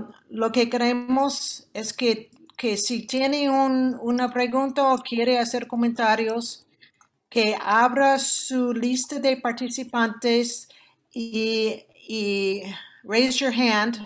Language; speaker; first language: Spanish; non-native, learner; English